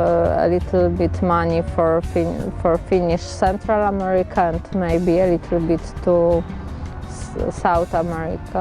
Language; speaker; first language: English; non-native, fluent; Polish